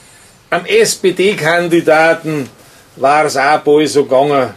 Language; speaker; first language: German; native; German